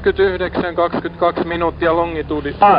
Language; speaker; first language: Finnish; native; Finnish